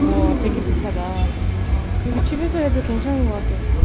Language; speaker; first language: Korean; non-native, fluent; Uzbek